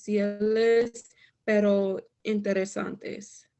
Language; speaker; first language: Spanish; non-native, learner; English